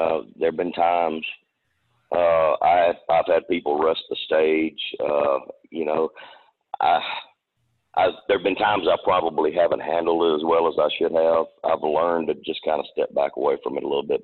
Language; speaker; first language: English; native; English